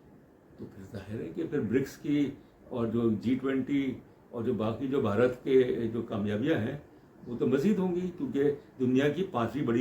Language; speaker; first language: Urdu; native; Urdu